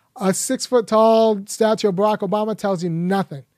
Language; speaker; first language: English; early bilingual, other home language; Akan